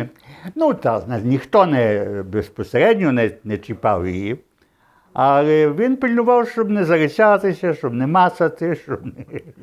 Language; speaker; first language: Ukrainian; early bilingual, heritage; Ukrainian